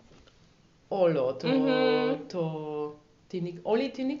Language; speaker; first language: Greek; non-native, learner; German